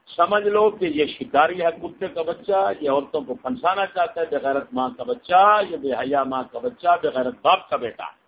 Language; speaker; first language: Urdu; non-native, local second language; Punjabi